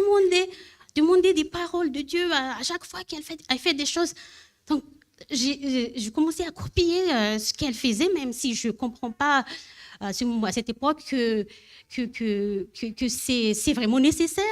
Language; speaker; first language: French; non-native, learner; Malagasy